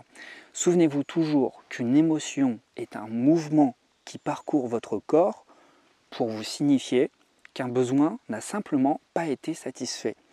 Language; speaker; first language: French; native; French